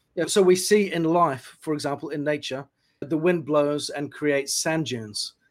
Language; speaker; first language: English; native; English